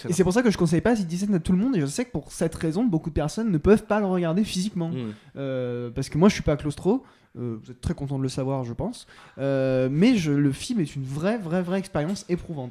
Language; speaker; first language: French; native; French